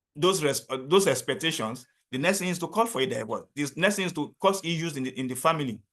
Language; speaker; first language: English; non-native, local second language; Yoruba